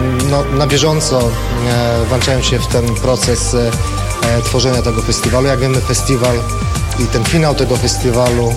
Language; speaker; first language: Polish; native; Polish